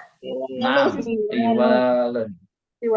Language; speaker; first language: Arabic; non-native, fluent; Indonesian